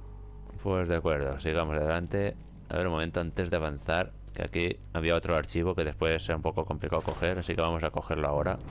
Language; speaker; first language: Spanish; native; Spanish